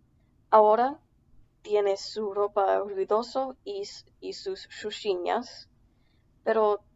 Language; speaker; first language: Spanish; non-native, learner; English